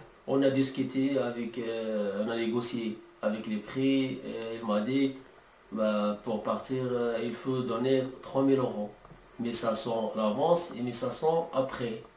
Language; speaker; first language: French; non-native, learner; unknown